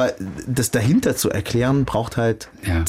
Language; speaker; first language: German; early bilingual, other home language; Arabic